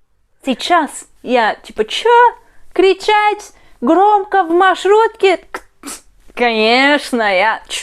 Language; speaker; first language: Russian; non-native, learner; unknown